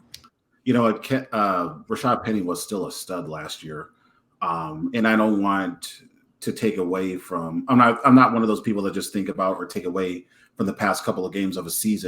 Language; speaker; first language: English; native; English